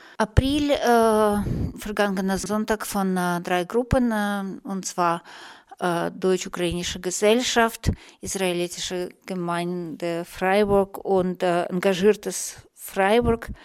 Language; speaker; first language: German; non-native, fluent; Russian